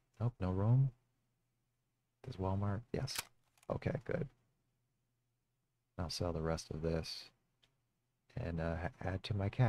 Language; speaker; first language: English; native; English